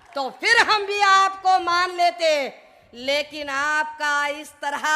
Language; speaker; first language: Hindi; non-native, local second language; Marathi